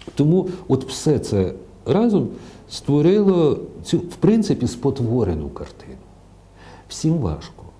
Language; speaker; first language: Ukrainian; non-native, local second language; Russian